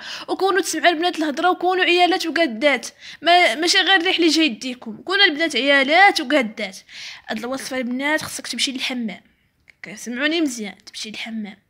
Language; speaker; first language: Arabic; native; Arabic